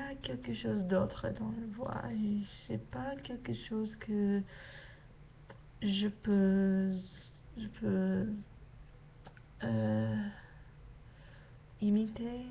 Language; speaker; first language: French; non-native, learner; English